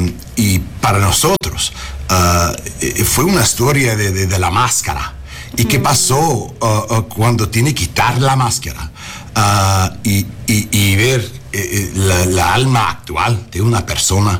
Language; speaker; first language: Spanish; early bilingual, heritage; Spanish